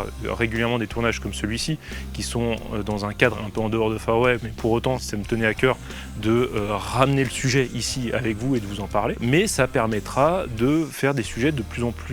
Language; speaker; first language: French; native; French